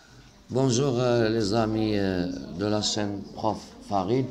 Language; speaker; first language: French; non-native, local second language; Arabic